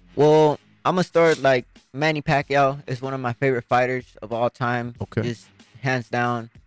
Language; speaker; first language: English; early bilingual, other home language; Spanish